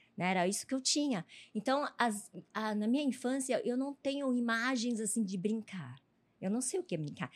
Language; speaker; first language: Portuguese; early bilingual, other home language; Chinese